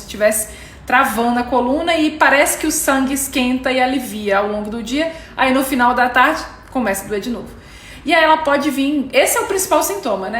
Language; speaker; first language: Portuguese; native; Portuguese